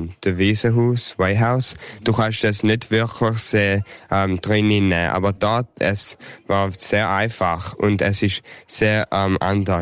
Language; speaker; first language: German; early bilingual, heritage; English